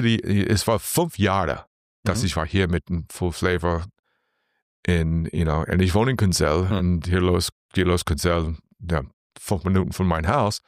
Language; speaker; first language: German; non-native, learner; English